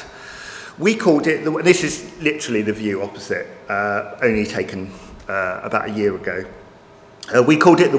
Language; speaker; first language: English; native; English